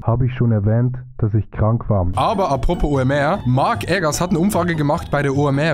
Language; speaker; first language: German; native; German